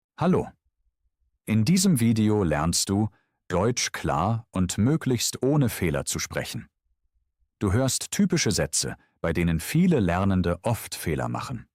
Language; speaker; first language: German; non-native, fluent; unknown